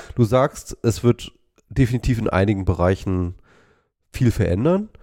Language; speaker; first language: German; native; German